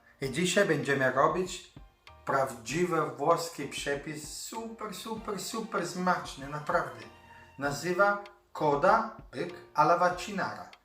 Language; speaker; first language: Polish; non-native, learner; Italian